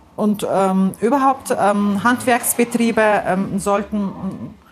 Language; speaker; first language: German; non-native, fluent; Turkish